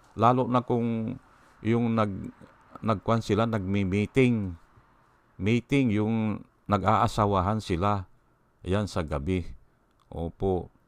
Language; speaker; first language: Filipino; non-native, local second language; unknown